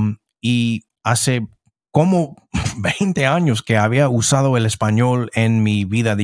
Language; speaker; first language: Spanish; non-native, fluent; English